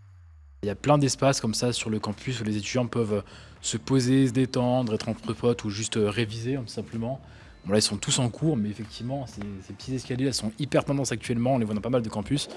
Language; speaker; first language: French; native; French